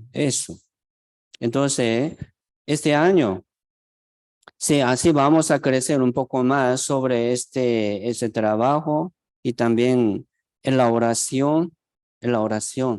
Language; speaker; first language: Spanish; non-native, fluent; Korean